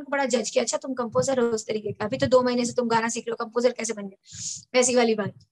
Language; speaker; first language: Hindi; native; Hindi